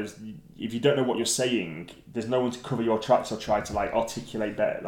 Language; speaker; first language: English; native; English